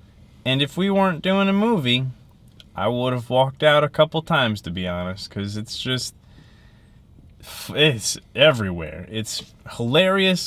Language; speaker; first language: English; native; English